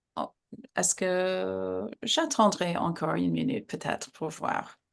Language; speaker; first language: French; non-native, fluent; English